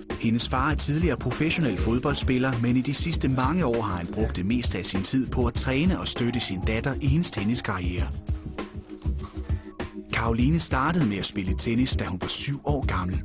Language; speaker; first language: Danish; native; Danish